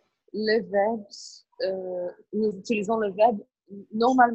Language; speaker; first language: French; non-native, learner; Portuguese